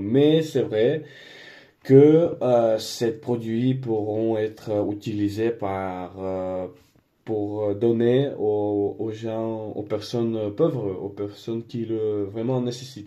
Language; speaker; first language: French; non-native, learner; Spanish